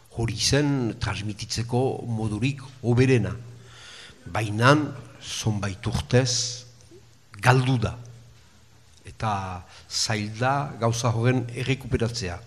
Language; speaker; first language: Basque; native; Basque